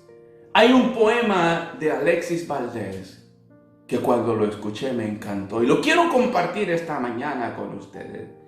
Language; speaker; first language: Spanish; native; Spanish